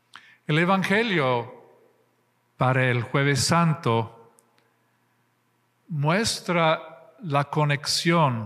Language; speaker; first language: Spanish; non-native, fluent; English